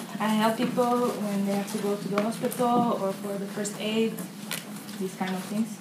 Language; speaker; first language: English; non-native, learner; Indonesian